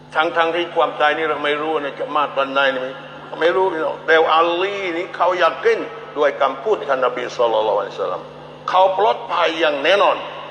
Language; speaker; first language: Thai; non-native, local second language; Malay